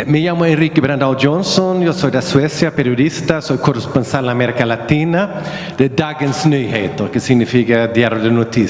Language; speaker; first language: Spanish; non-native, learner; Swedish